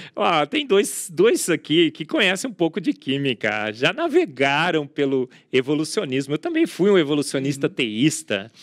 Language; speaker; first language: Portuguese; native; Portuguese